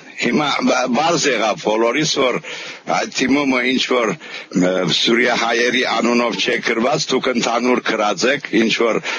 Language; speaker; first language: Armenian; early bilingual, heritage; Armenian